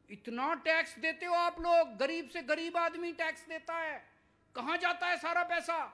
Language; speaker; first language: Hindi; native; Hindi